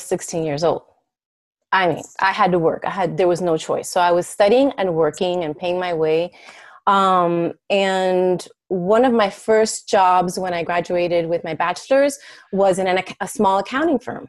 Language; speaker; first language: English; early bilingual, other home language; Spanish